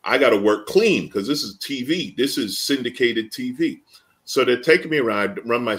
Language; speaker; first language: English; native; English